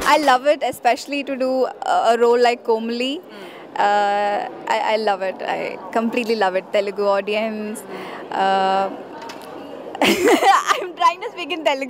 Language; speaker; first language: Telugu; non-native, learner; Malayalam